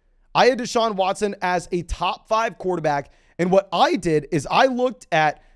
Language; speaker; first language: English; native; English